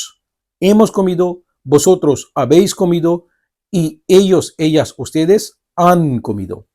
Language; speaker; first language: Spanish; non-native, fluent; Urdu